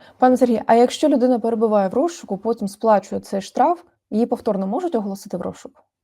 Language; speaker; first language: Ukrainian; native; Ukrainian